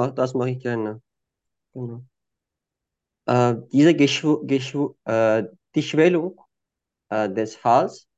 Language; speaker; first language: German; non-native, fluent; Turkish